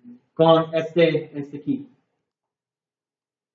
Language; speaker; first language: Spanish; non-native, learner; English